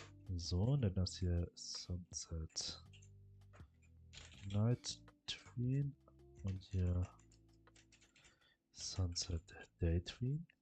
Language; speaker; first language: German; native; German